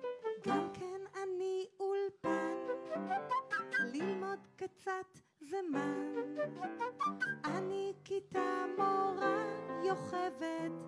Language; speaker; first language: Hebrew; non-native, learner; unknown